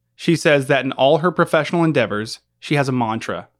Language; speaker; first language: English; native; English